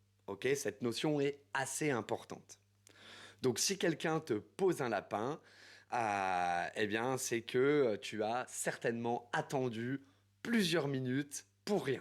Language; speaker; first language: French; native; French